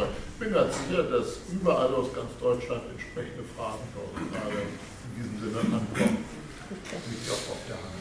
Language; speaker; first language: German; native; German